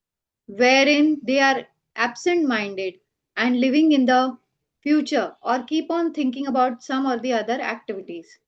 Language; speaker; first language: English; non-native, local second language; Gujarati